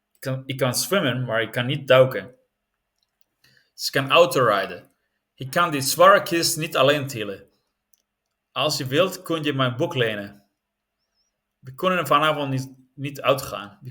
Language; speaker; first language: Dutch; non-native, learner; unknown